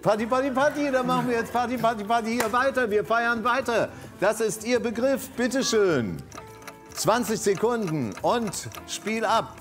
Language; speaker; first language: German; native; German